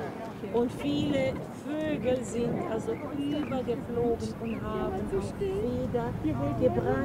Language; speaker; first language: German; non-native, learner; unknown